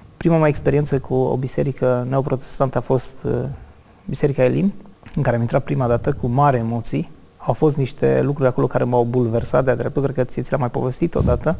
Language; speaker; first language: Romanian; native; Romanian